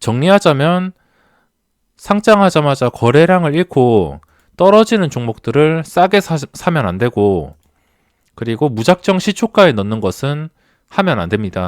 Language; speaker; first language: Korean; native; Korean